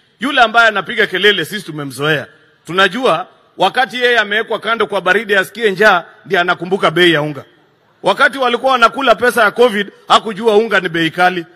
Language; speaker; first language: Swahili; non-native, local second language; Kalenjin